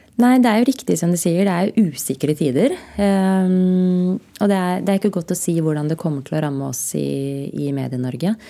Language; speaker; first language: Norwegian; native; Norwegian